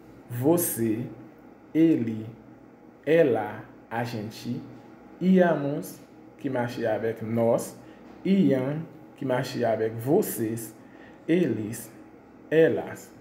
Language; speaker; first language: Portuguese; non-native, fluent; Haitian Creole